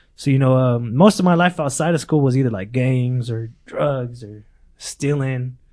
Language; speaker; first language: English; early bilingual, other home language; Spanish